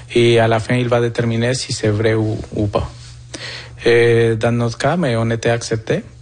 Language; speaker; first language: French; non-native, fluent; Spanish